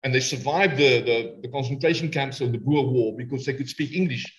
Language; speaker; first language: English; non-native, local second language; Afrikaans